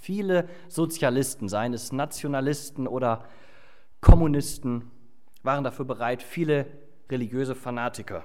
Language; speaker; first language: German; native; German